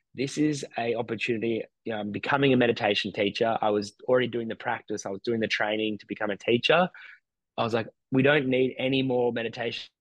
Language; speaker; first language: English; native; English